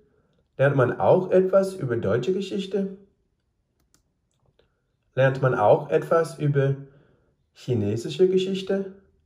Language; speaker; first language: German; non-native, fluent; English